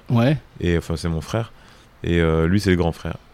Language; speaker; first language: French; native; French